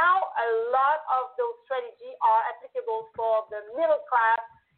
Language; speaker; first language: English; non-native, fluent; French